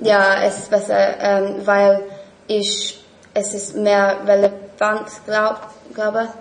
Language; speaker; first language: German; non-native, learner; English